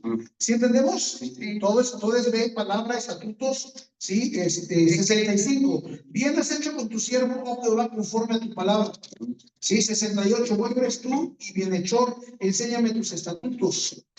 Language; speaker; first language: Spanish; native; Spanish